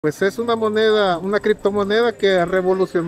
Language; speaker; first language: Spanish; native; Spanish